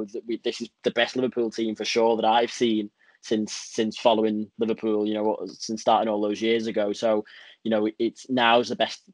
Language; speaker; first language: English; native; English